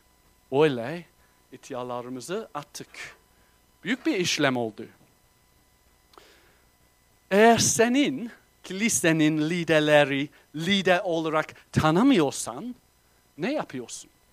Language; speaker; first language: Turkish; non-native, fluent; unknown